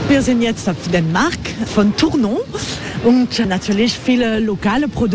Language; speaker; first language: German; non-native, learner; French